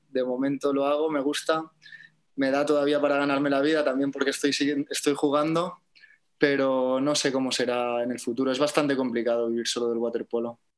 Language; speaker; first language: Spanish; native; Spanish